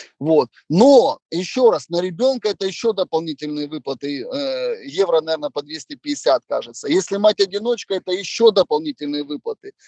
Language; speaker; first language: Russian; native; Russian